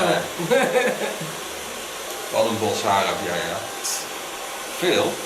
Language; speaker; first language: Dutch; native; Dutch